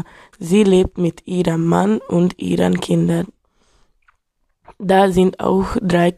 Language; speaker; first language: German; non-native, learner; Hungarian